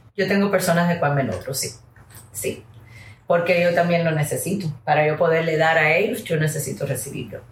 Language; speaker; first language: Spanish; early bilingual, heritage; Spanish